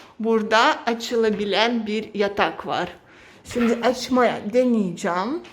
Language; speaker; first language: Turkish; non-native, fluent; Russian